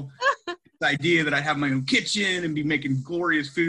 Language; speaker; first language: English; native; English